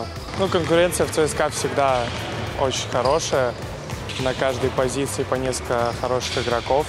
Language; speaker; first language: Russian; native; Russian